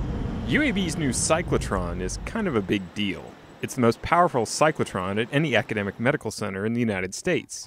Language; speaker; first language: English; native; English